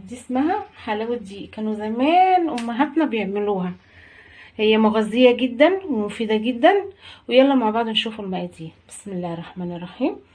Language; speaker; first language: Arabic; native; Arabic